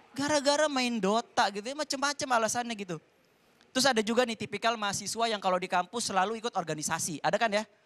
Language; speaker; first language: Indonesian; native; Indonesian